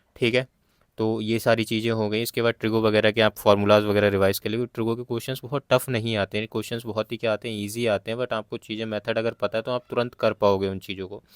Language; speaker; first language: Hindi; native; Hindi